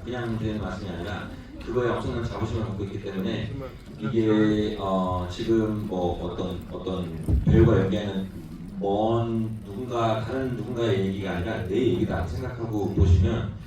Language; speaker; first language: Korean; native; Korean